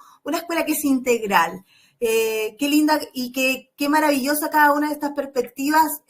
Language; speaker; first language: Spanish; native; Spanish